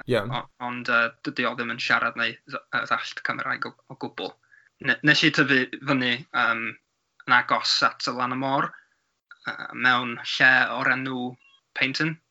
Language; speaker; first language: Welsh; non-native, learner; English